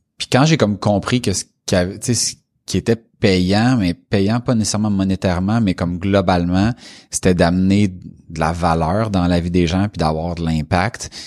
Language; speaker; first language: French; native; French